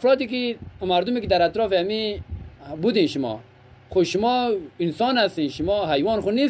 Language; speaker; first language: Persian; native; Persian